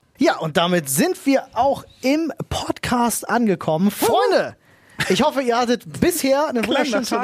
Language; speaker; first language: German; native; German